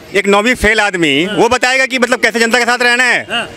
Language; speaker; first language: Hindi; native; Hindi